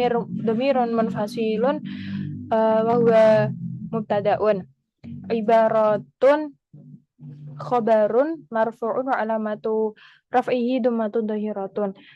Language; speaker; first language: Arabic; non-native, learner; Indonesian